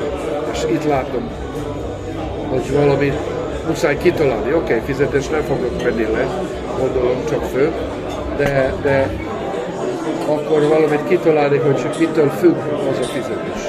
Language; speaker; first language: Hungarian; non-native, local second language; Serbian